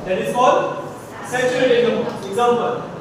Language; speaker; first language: English; non-native, local second language; Hindi